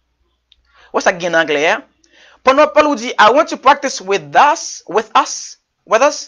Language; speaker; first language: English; non-native, fluent; Haitian Creole